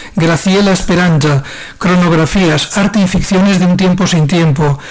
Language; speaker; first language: Spanish; non-native, local second language; Catalan